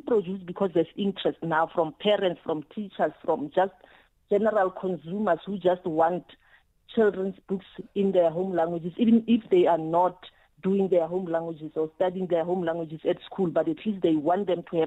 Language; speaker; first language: English; non-native, local second language; Tswana